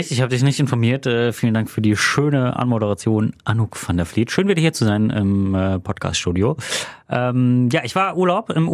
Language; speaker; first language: German; native; German